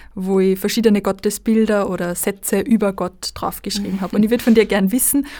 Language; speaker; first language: German; native; German